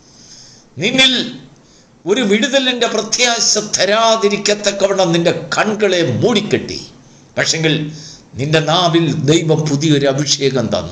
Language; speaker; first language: Malayalam; native; Malayalam